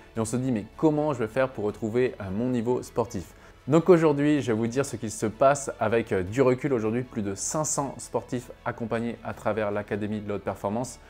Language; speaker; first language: French; native; French